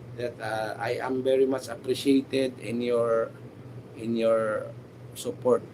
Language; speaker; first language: English; non-native, local second language; Filipino